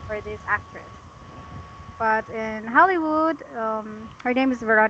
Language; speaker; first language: English; non-native, fluent; Cebuano